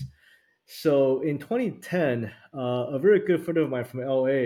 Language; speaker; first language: English; early bilingual, other home language; Chinese